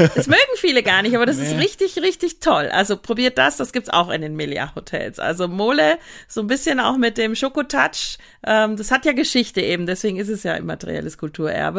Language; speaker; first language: German; native; German